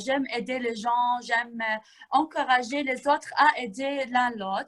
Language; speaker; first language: French; non-native, fluent; Arabic